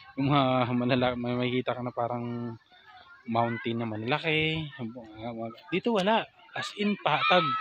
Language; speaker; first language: Filipino; non-native, local second language; Cebuano